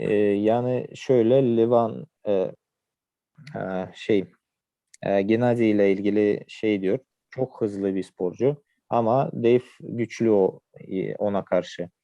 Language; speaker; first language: Turkish; non-native, fluent; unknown